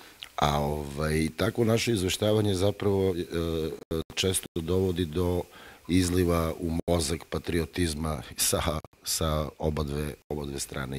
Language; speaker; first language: Bosnian; native; Bosnian